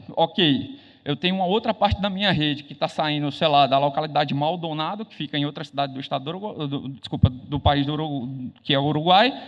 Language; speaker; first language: Portuguese; native; Portuguese